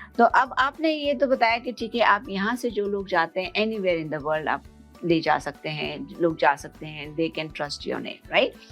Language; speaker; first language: Urdu; native; Urdu